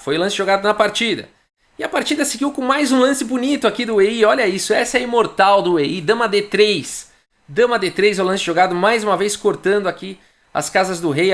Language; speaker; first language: Portuguese; native; Portuguese